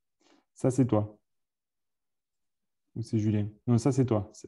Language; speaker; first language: French; native; French